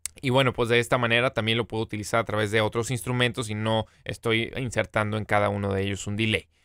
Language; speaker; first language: Spanish; native; Spanish